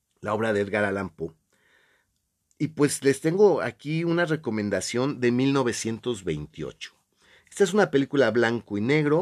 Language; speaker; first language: Spanish; native; Spanish